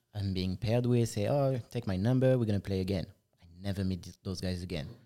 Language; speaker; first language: English; non-native, fluent; French